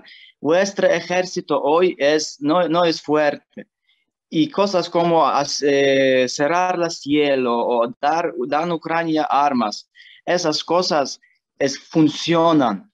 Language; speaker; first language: Spanish; non-native, learner; Ukrainian